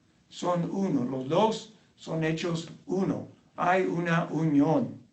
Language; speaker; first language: Spanish; non-native, fluent; English